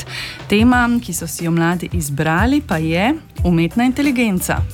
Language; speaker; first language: Slovenian; native; Slovenian